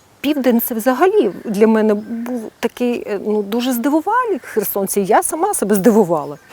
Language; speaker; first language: Ukrainian; non-native, local second language; Russian